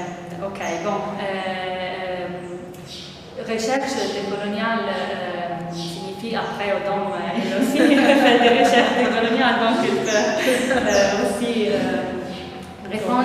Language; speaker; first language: French; non-native, fluent; Italian